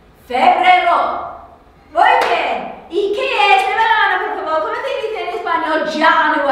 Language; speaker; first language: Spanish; non-native, learner; English